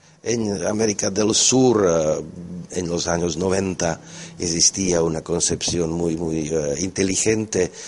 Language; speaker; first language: Spanish; non-native, fluent; Slovak